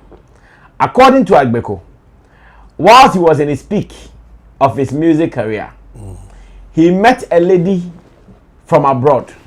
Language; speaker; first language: English; non-native, local second language; Akan